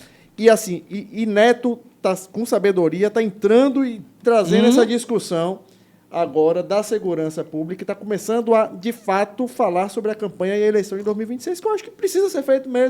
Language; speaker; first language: Portuguese; native; Portuguese